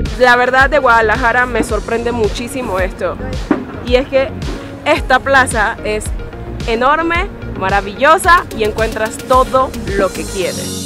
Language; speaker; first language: Spanish; native; Spanish